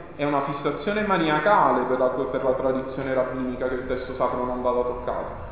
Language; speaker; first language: Italian; native; Italian